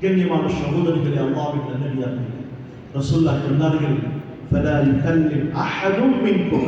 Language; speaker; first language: Tamil; native; Tamil